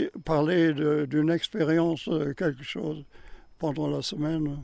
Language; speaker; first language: French; non-native, learner; German